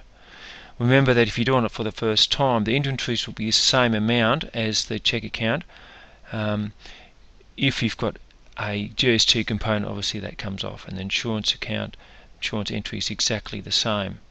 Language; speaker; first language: English; native; English